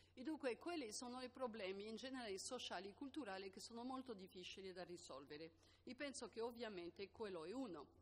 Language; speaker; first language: Italian; non-native, fluent; French